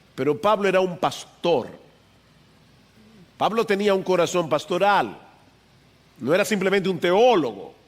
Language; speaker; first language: Spanish; native; Spanish